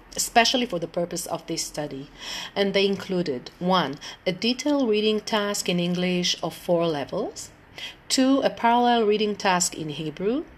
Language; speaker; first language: English; non-native, fluent; Hebrew